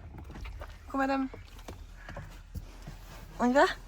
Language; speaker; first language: French; native; French